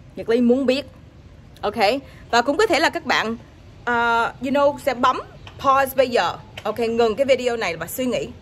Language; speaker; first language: Vietnamese; early bilingual, heritage; Vietnamese